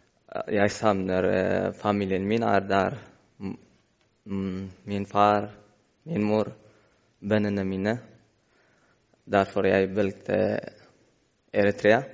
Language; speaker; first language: Norwegian; non-native, learner; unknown